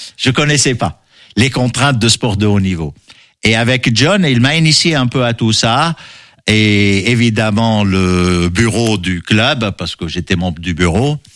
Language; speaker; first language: French; non-native, local second language; Arabic